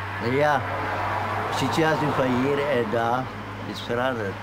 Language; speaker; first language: Dutch; non-native, learner; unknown